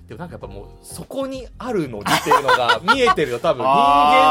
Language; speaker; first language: Japanese; native; Japanese